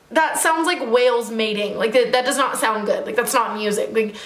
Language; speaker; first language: English; native; English